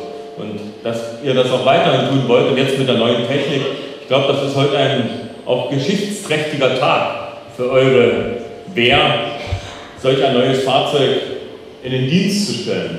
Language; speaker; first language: German; native; German